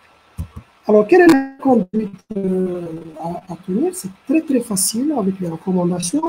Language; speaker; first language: French; non-native, local second language; Arabic